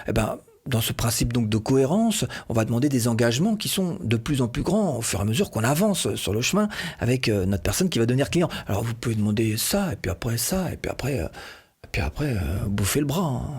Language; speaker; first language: French; native; French